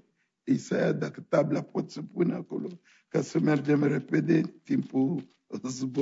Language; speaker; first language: Romanian; non-native, fluent; French